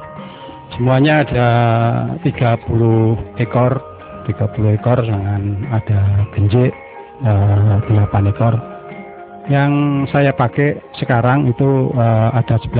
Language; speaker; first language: Indonesian; non-native, local second language; Javanese